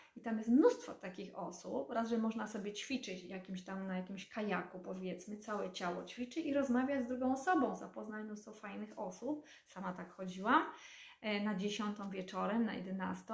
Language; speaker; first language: Polish; native; Polish